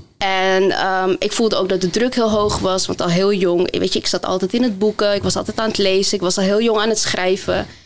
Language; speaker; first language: Dutch; early bilingual, other home language; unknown